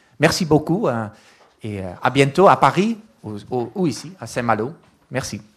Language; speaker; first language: French; non-native, fluent; Dutch